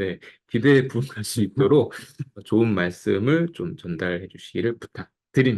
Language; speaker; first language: Korean; native; Korean